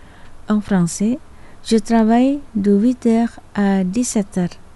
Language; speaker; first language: French; non-native, fluent; Indonesian